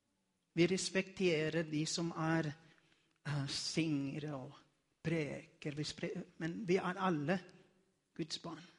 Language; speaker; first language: Norwegian; non-native, learner; Afrikaans